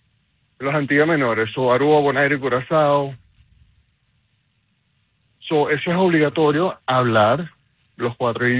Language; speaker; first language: Spanish; non-native, fluent; Papiamento